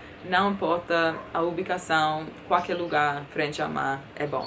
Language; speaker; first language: Portuguese; non-native, fluent; English